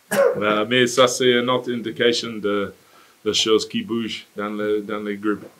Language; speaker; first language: French; non-native, fluent; English